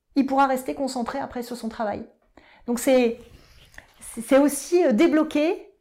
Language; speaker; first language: French; native; French